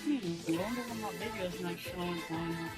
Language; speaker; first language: English; native; English